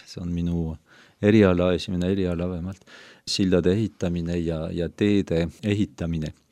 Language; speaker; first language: Estonian; non-native, fluent; French